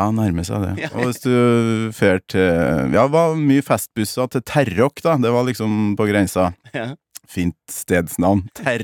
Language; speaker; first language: Norwegian; native; Norwegian